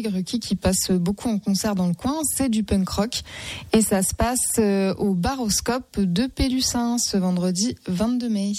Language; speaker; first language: French; native; French